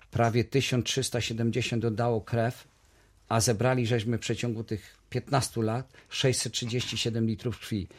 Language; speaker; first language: Polish; native; Polish